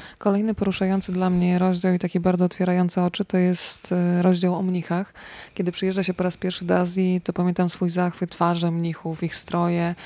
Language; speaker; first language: Polish; native; Polish